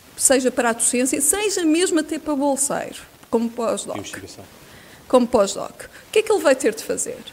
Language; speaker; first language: Portuguese; native; Portuguese